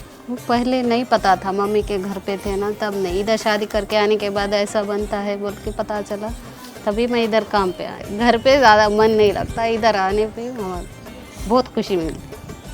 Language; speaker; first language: Hindi; non-native, local second language; Kannada